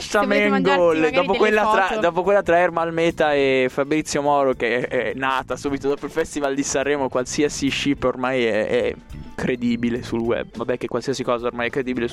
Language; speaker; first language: Italian; native; Italian